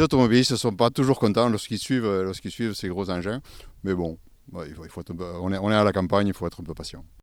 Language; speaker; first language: French; native; French